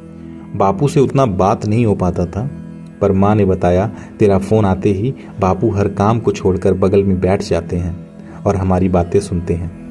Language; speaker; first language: Hindi; native; Hindi